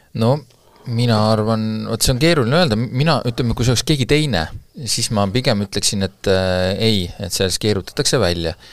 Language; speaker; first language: Estonian; native; Estonian